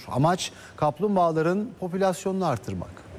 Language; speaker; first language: Turkish; native; Turkish